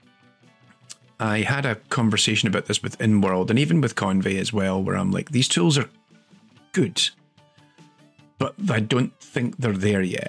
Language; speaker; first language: English; native; English